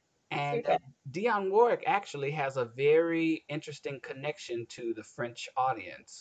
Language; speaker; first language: English; native; English